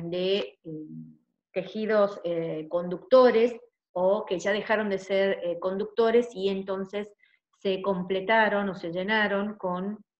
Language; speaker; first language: Spanish; native; Spanish